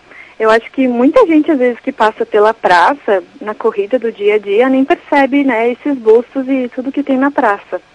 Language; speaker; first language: Portuguese; native; Portuguese